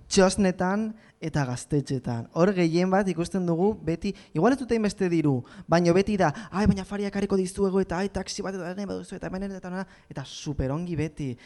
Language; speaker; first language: Basque; non-native, local second language; Spanish